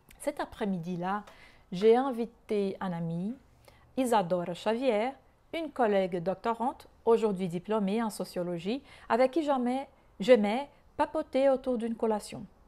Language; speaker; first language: French; non-native, fluent; Portuguese